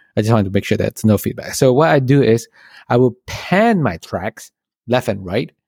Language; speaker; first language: English; non-native, local second language; Chinese